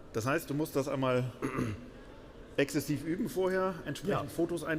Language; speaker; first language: German; native; German